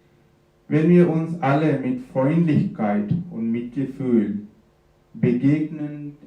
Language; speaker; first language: German; non-native, fluent; Sinhala